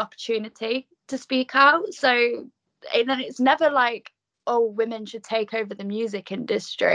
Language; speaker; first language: English; native; English